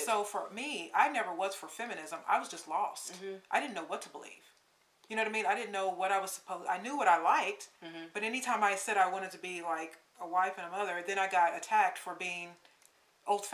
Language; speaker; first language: English; native; English